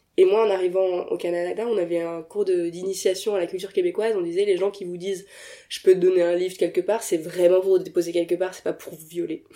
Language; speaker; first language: French; native; French